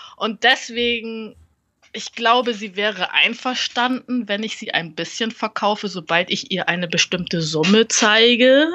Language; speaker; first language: German; early bilingual, other home language; Vietnamese